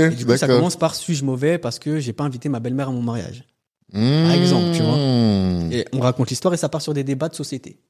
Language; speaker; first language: French; native; French